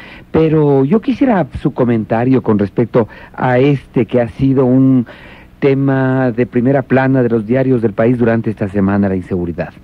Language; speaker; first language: Spanish; native; Spanish